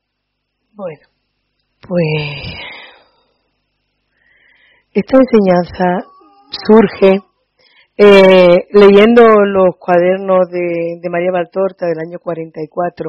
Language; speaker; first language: Spanish; native; Spanish